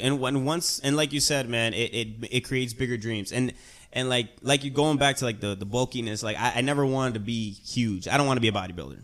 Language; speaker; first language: English; early bilingual, other home language; Spanish